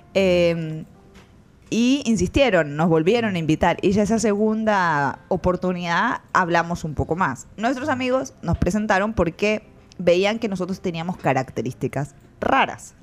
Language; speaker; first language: Spanish; native; Spanish